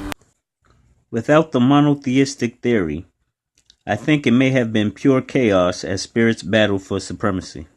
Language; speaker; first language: English; native; English